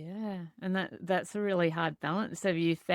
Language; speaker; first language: English; native; English